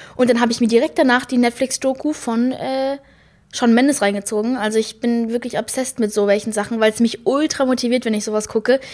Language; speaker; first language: German; native; German